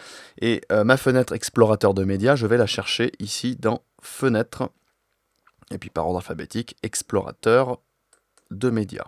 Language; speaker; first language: French; native; French